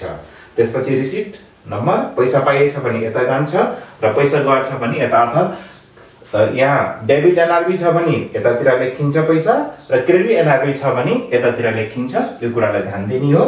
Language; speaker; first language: Nepali; native; Nepali